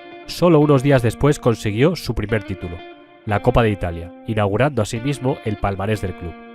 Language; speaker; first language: Spanish; native; Spanish